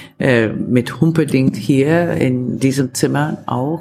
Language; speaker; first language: German; non-native, fluent; Italian